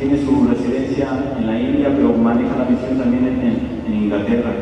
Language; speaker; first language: Spanish; native; Spanish